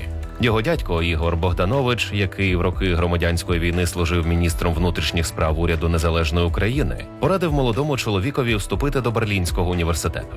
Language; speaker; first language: Ukrainian; native; Ukrainian